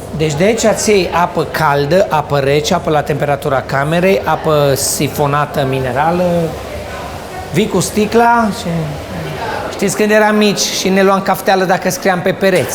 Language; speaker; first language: Romanian; native; Romanian